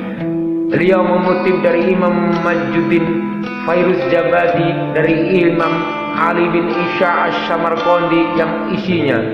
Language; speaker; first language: Indonesian; native; Indonesian